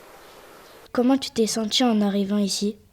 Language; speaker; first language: French; native; French